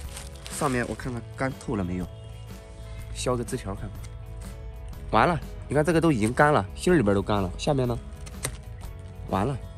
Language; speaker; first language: Chinese; native; Chinese